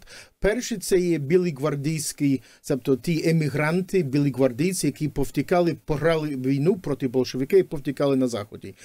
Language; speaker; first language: Ukrainian; early bilingual, heritage; Ukrainian